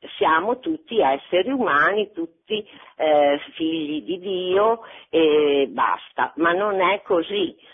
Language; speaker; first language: Italian; native; Italian